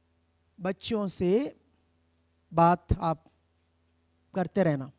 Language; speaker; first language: Hindi; non-native, local second language; Telugu